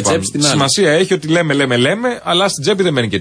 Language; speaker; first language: Greek; native; Greek